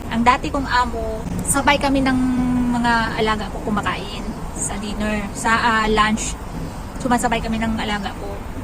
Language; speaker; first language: Filipino; non-native, local second language; Cebuano